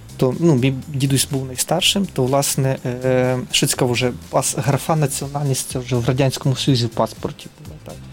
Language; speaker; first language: Ukrainian; native; Ukrainian